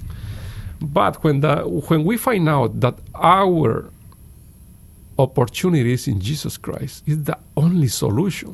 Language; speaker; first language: English; non-native, fluent; Spanish